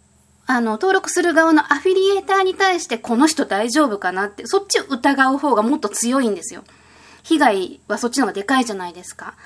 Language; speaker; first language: Japanese; native; Japanese